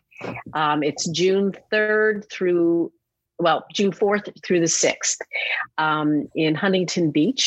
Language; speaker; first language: English; native; English